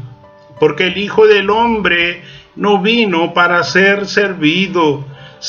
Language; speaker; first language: Spanish; native; Spanish